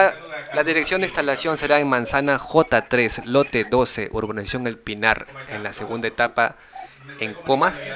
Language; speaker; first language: Spanish; native; Spanish